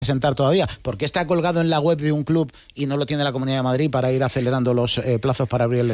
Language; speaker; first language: Spanish; native; Spanish